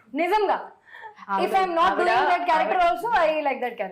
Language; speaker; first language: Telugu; non-native, local second language; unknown